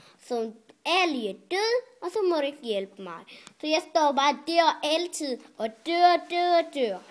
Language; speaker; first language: Danish; early bilingual, other home language; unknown